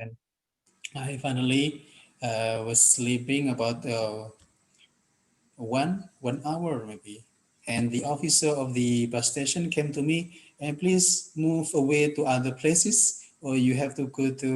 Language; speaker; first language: English; non-native, fluent; Indonesian